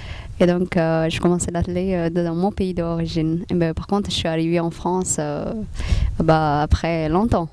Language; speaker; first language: French; non-native, fluent; Tigrinya